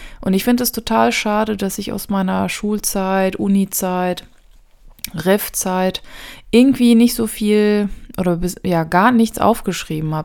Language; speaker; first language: German; native; German